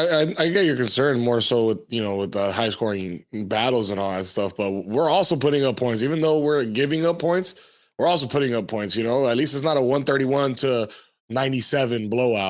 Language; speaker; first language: English; native; English